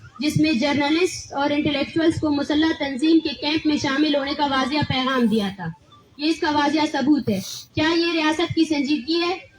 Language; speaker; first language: Urdu; non-native, local second language; Baluchi